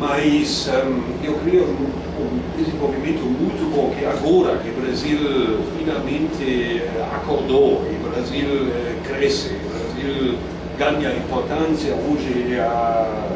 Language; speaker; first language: Portuguese; non-native, fluent; German